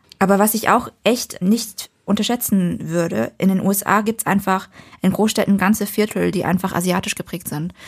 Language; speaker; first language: German; early bilingual, other home language; Vietnamese